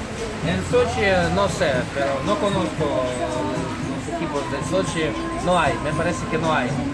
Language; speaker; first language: Spanish; non-native, fluent; Russian